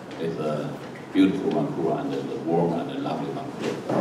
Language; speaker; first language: English; non-native, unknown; Chinese